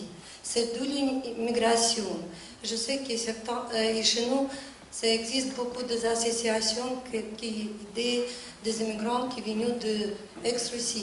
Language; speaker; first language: French; non-native, learner; Russian